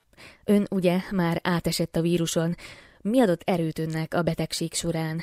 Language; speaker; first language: Hungarian; native; Hungarian